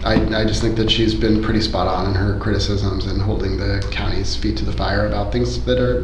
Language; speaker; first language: English; early bilingual, other home language; Spanish